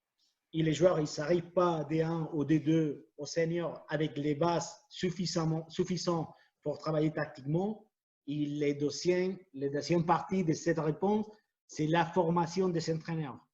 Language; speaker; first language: French; non-native, fluent; Spanish